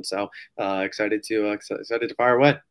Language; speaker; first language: English; native; English